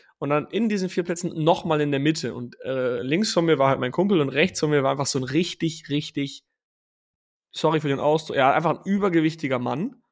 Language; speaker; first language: German; native; German